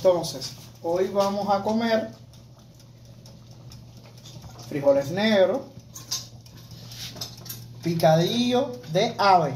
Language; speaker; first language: Spanish; native; Spanish